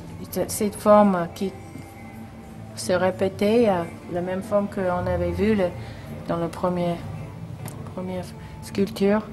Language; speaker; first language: French; non-native, learner; English